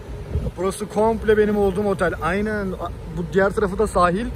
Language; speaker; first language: Turkish; native; Turkish